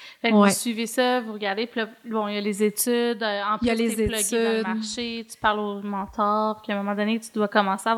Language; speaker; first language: French; native; French